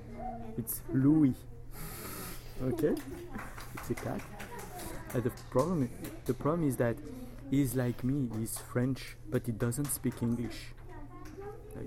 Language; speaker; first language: English; non-native, fluent; French